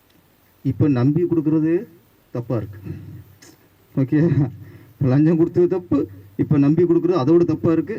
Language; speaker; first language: Tamil; native; Tamil